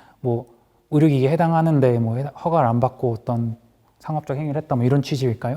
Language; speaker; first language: Korean; native; Korean